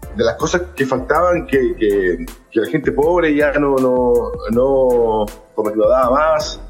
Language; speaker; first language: Spanish; native; Spanish